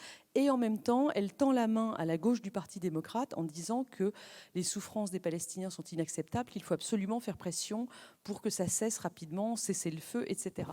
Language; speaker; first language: French; native; French